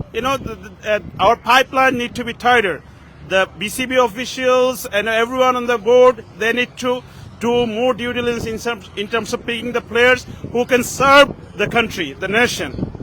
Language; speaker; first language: English; non-native, local second language; Bangla